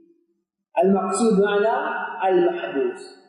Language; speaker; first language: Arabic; non-native, fluent; Swahili